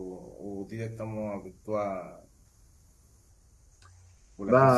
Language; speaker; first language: French; non-native, fluent; Spanish